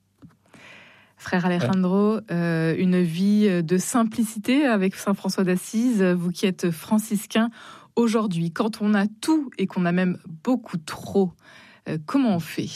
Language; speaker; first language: French; native; French